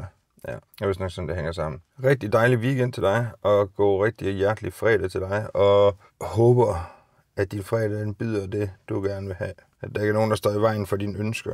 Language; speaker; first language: Danish; native; Danish